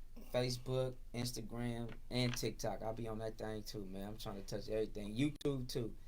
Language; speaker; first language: English; native; English